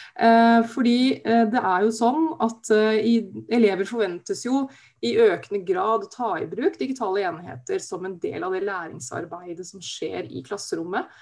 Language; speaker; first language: Norwegian; native; Norwegian